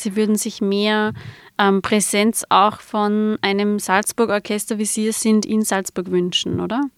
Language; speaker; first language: German; native; German